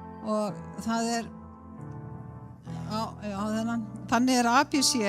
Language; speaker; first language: Icelandic; native; Icelandic